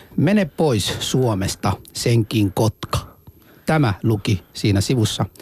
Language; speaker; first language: Finnish; non-native, fluent; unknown